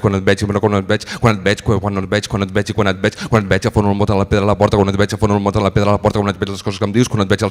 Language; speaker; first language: Catalan; native; Catalan